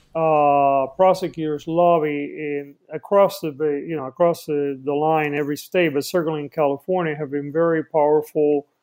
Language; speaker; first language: English; early bilingual, other home language; Spanish